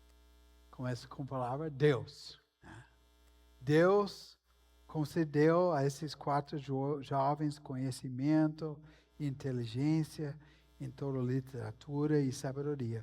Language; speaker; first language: Portuguese; non-native, fluent; English